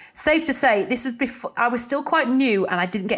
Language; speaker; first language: English; native; English